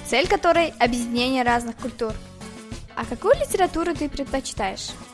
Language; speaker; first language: Russian; non-native, local second language; Tajik